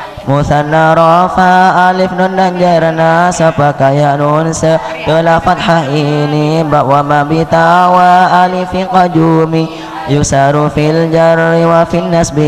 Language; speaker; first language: Arabic; non-native, learner; Javanese